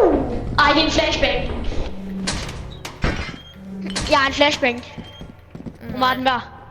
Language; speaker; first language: Danish; native; Danish